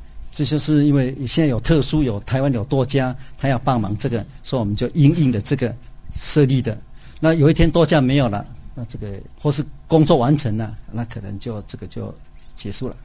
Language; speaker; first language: Chinese; native; Chinese